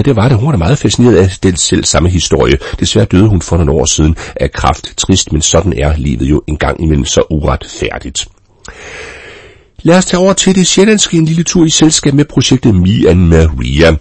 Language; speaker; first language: Danish; native; Danish